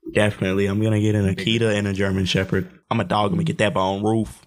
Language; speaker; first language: English; native; English